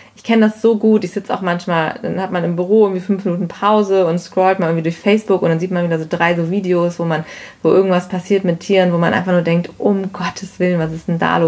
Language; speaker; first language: German; native; German